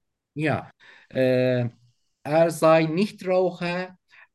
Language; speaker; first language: German; non-native, learner; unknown